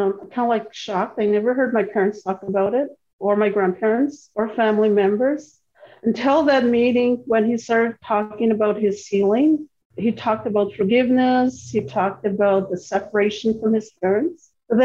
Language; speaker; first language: English; non-native, fluent; Cree